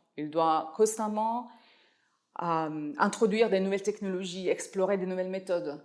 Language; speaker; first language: French; non-native, fluent; Italian